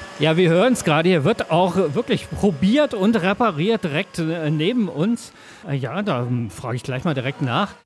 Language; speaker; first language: German; native; German